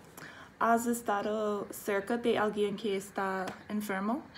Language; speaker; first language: Spanish; non-native, learner; English